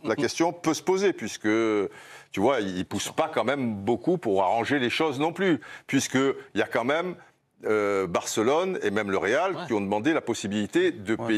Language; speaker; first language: French; native; French